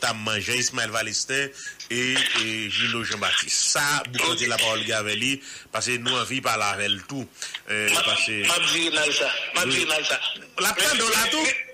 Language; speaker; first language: French; non-native, local second language; Haitian Creole